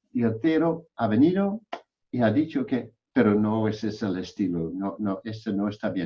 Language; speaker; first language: Spanish; non-native, fluent; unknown